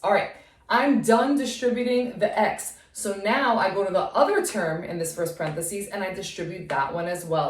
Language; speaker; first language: English; native; English